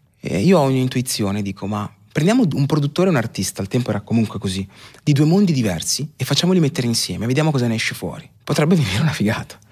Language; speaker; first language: Italian; early bilingual, other home language; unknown